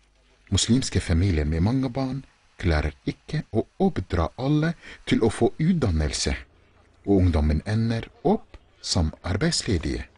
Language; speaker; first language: Norwegian; non-native, fluent; Arabic